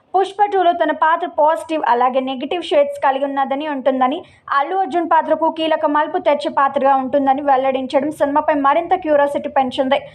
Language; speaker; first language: Telugu; native; Telugu